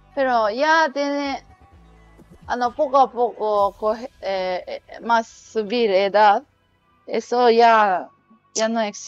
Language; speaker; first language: Spanish; non-native, learner; Japanese